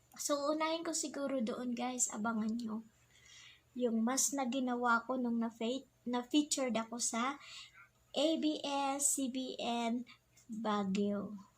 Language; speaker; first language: Filipino; non-native, local second language; Bikol